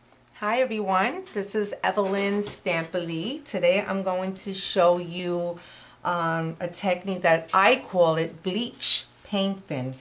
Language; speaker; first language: English; non-native, fluent; Spanish